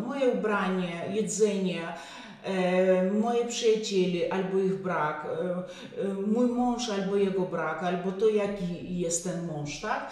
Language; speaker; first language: Polish; non-native, fluent; Russian